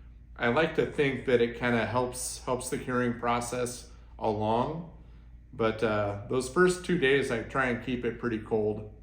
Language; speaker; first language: English; native; English